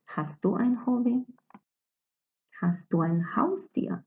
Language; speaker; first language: German; non-native, fluent; Croatian